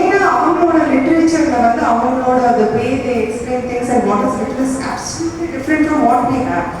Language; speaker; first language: Tamil; early bilingual, other home language; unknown